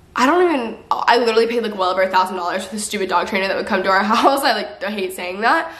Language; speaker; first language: English; native; English